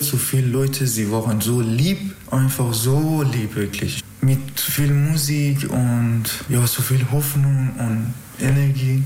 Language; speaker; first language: German; non-native, learner; Persian